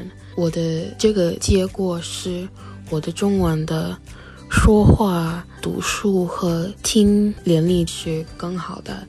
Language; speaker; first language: Chinese; non-native, learner; English